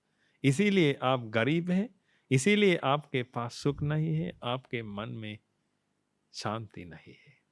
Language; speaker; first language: Hindi; non-native, fluent; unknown